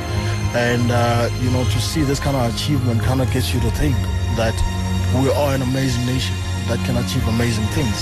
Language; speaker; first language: English; non-native, local second language; Xhosa